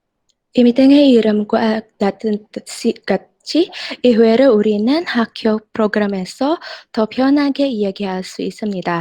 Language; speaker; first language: Korean; non-native, fluent; Indonesian